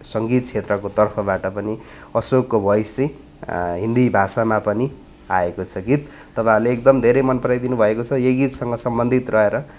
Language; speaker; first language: Nepali; native; Nepali